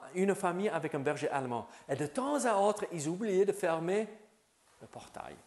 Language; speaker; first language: French; native; French